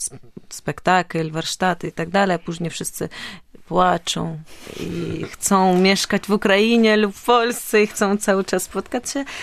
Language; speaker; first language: Polish; non-native, fluent; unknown